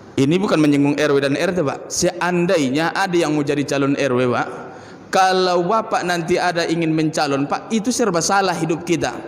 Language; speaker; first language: Malay; native; Malay